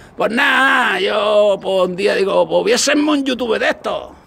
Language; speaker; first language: Spanish; native; Spanish